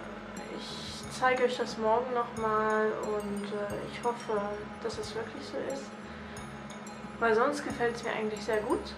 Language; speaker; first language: German; native; German